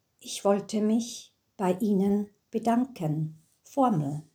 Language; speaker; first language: German; non-native, fluent; English